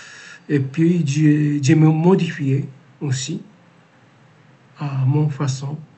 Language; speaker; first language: French; non-native, learner; Japanese